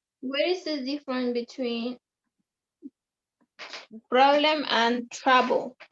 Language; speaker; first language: English; non-native, learner; Spanish